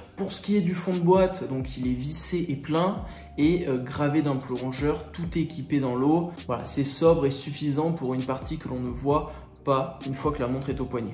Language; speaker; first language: French; native; French